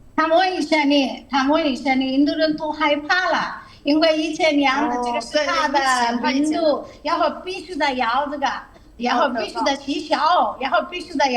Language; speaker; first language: Chinese; non-native, fluent; Telugu